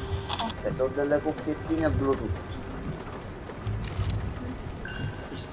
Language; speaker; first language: Italian; native; Italian